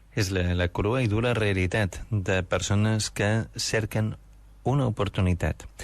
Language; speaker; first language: Catalan; native; Catalan